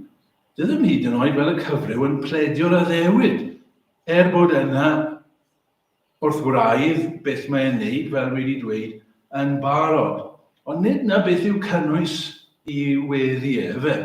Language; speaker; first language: Welsh; native; Welsh